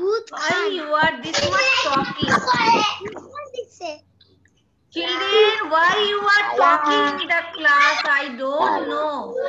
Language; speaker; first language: English; non-native, learner; Bangla